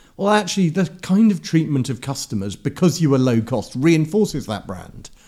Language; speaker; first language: English; native; English